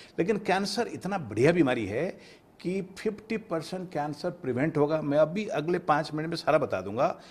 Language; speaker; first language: Hindi; non-native, local second language; Odia